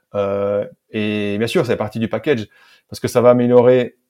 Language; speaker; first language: French; native; French